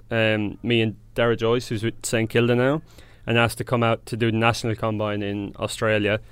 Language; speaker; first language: English; native; English